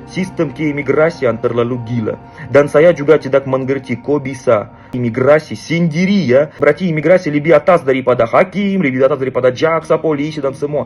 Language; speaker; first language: Indonesian; non-native, fluent; Russian